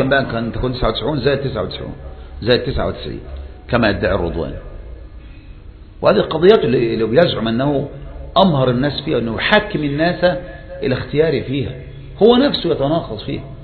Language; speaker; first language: Arabic; native; Arabic